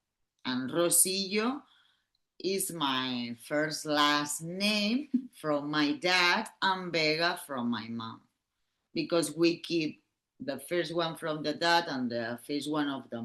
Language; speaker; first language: English; non-native, learner; Catalan